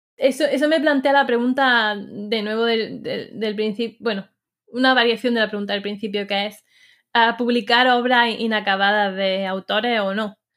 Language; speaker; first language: Spanish; native; Spanish